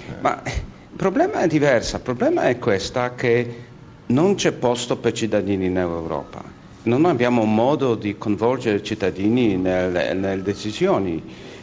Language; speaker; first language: Italian; non-native, fluent; Polish